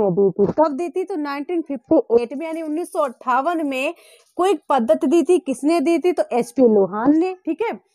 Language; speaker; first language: Hindi; native; Hindi